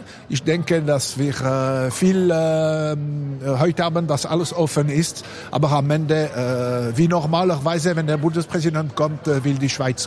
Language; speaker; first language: German; non-native, local second language; French